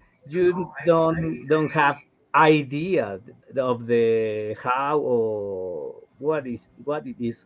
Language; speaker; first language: English; non-native, learner; Spanish